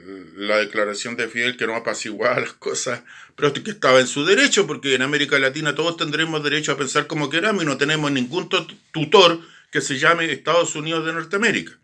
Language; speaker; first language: Spanish; native; Spanish